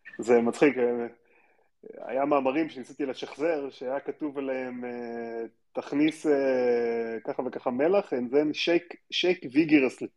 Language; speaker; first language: Hebrew; native; Hebrew